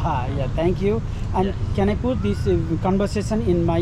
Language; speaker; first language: English; non-native, learner; Nepali